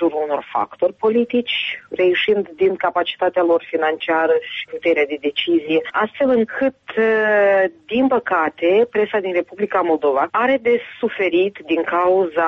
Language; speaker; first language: Romanian; native; Romanian